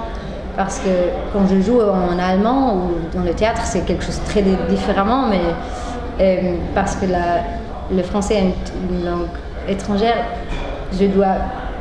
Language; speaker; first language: French; non-native, fluent; German